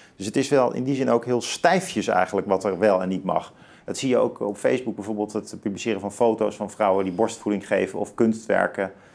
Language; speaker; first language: Dutch; native; Dutch